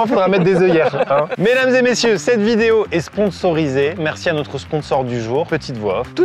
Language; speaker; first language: French; native; French